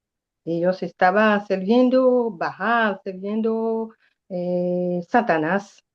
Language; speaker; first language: Spanish; non-native, learner; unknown